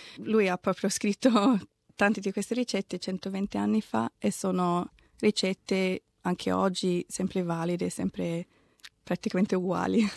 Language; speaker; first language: Italian; non-native, fluent; English